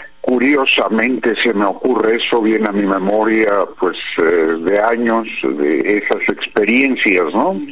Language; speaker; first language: Spanish; native; Spanish